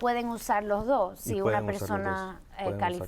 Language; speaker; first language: Spanish; early bilingual, heritage; Spanish